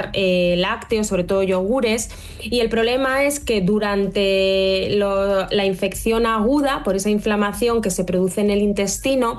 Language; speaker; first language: Spanish; native; Spanish